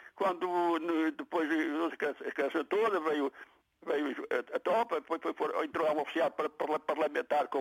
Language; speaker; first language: Portuguese; native; Portuguese